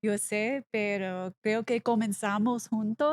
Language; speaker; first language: Spanish; non-native, learner; English